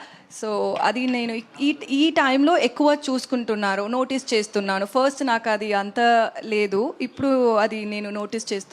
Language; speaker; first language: Telugu; non-native, learner; Tamil